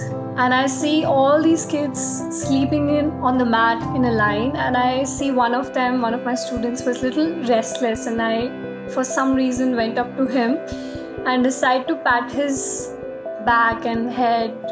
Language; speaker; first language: English; non-native, local second language; Hindi